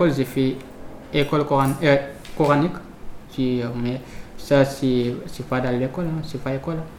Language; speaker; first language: French; non-native, learner; Fula